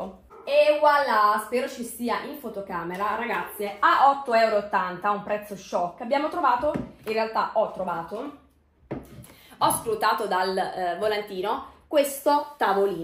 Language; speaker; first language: Italian; native; Italian